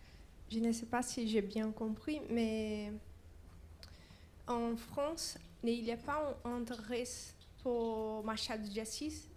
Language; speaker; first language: French; non-native, learner; Portuguese